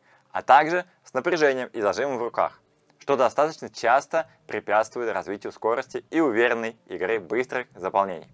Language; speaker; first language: Russian; native; Russian